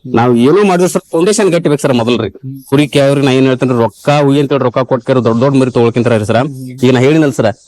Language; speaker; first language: Kannada; native; Kannada